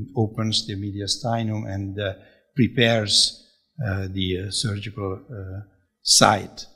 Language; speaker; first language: English; non-native, fluent; Hungarian